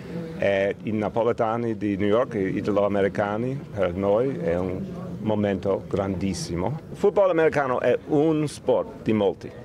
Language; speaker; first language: Italian; non-native, learner; English